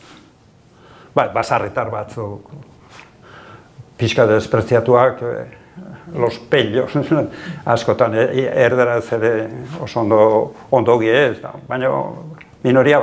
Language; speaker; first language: Basque; native; Basque